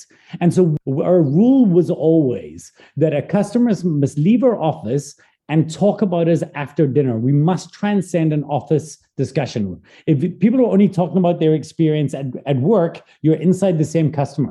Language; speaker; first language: English; native; English